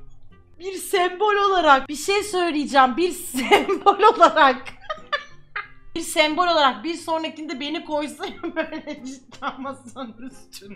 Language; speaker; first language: Turkish; native; Turkish